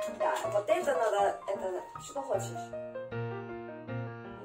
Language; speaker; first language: Russian; non-native, learner; Korean